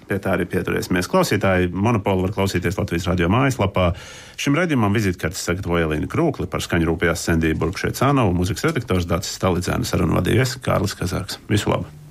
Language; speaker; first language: Latvian; native; Latvian